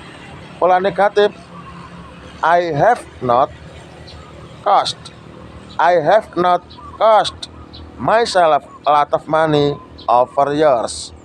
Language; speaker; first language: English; non-native, learner; Indonesian